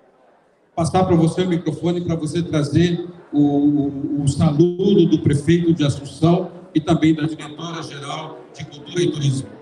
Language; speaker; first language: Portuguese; non-native, fluent; Spanish